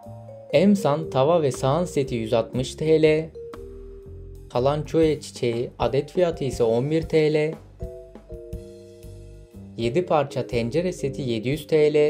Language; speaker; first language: Turkish; native; Turkish